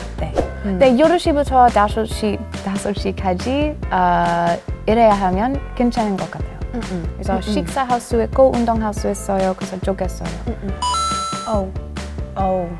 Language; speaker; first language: Korean; non-native, learner; English